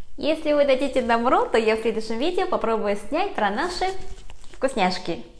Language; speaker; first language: Russian; early bilingual, other home language; Korean